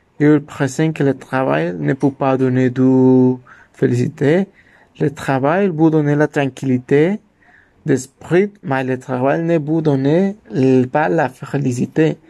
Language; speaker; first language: French; non-native, learner; Spanish